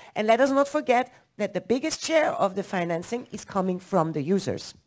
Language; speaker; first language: English; non-native, fluent; German